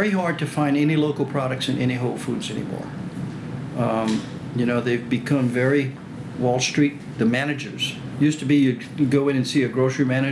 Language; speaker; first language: English; early bilingual, other home language; French